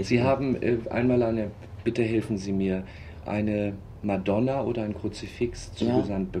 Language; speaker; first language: German; native; German